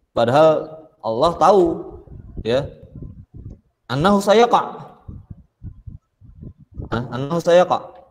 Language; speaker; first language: Arabic; non-native, fluent; Indonesian